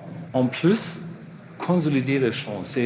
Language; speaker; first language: French; non-native, learner; German